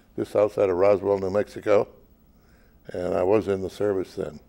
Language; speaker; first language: English; native; English